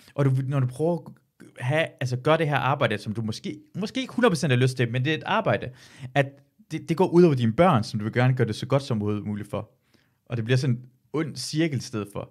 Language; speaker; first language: Danish; early bilingual, other home language; Persian